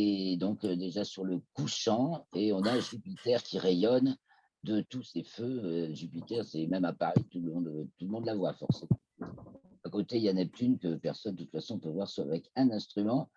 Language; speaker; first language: French; native; French